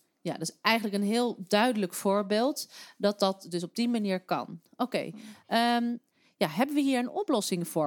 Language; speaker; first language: Dutch; native; Dutch